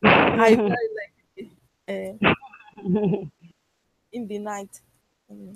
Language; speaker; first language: English; non-native, learner; Spanish